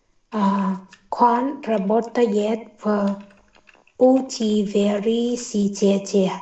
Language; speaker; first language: Russian; non-native, learner; Vietnamese